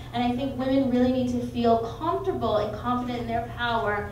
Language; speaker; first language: English; native; English